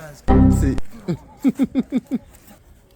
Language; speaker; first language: Spanish; native; Spanish